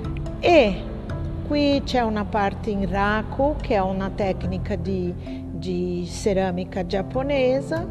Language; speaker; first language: Italian; non-native, fluent; Portuguese